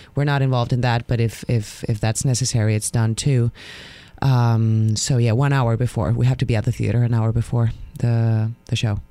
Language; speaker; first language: English; non-native, fluent; Spanish